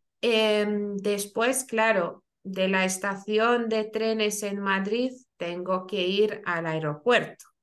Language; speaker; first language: Spanish; non-native, fluent; Lithuanian